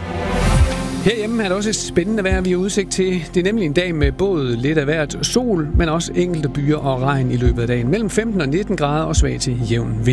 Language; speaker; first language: Danish; native; Danish